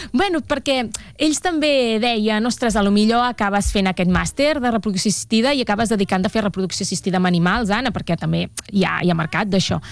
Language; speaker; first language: Catalan; native; Catalan